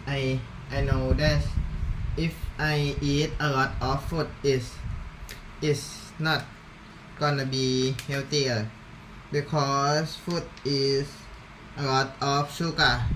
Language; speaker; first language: English; non-native, learner; Thai